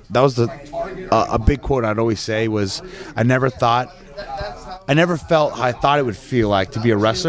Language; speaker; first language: English; native; English